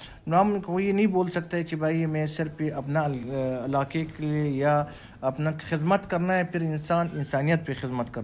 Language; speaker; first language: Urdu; non-native, local second language; Pashto